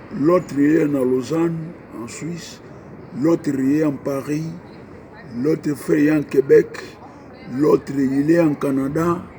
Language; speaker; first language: French; non-native, learner; Portuguese